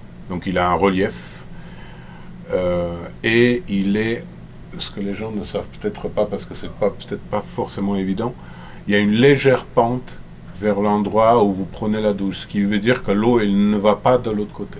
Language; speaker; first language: French; native; French